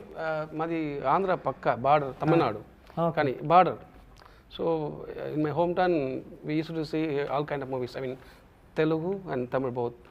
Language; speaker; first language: Telugu; non-native, learner; Tamil